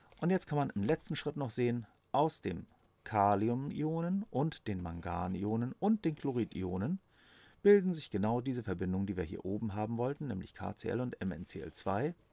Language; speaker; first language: German; native; German